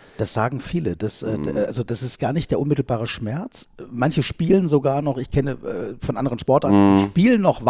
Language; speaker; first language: German; native; German